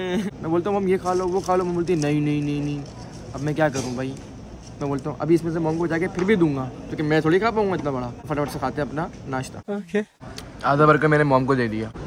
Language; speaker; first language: Urdu; native; Urdu